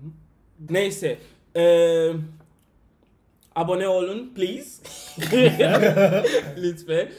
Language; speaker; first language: Turkish; non-native, learner; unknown